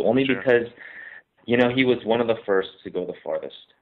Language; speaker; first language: English; native; English